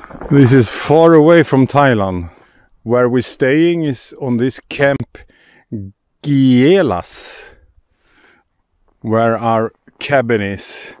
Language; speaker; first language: English; non-native, fluent; Swedish